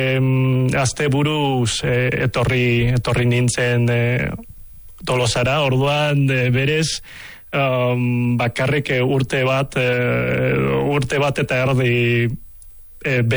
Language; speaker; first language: Basque; non-native, local second language; Cantonese